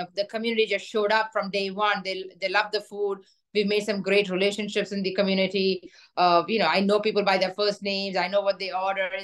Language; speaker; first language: English; non-native, local second language; Urdu